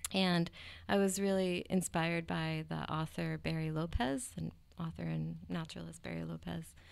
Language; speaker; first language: English; native; English